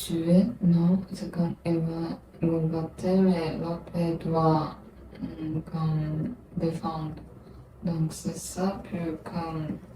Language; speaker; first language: French; non-native, learner; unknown